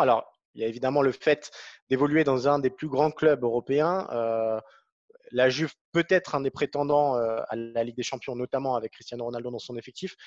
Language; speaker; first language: French; native; French